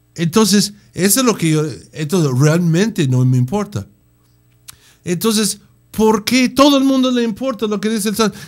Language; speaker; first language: Spanish; non-native, fluent; English